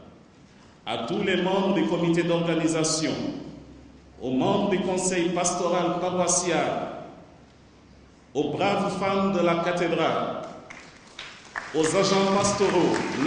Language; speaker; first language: French; non-native, local second language; Jola-Fonyi